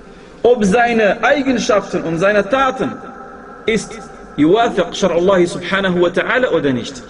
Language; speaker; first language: German; non-native, fluent; Arabic